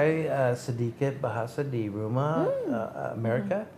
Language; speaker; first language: Indonesian; non-native, learner; English